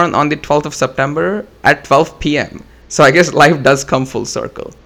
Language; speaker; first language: English; non-native, local second language; Hindi